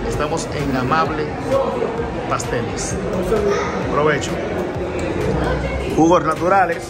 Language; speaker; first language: Spanish; native; Spanish